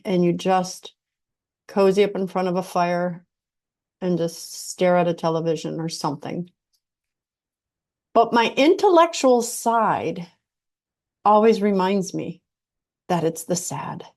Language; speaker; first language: English; native; English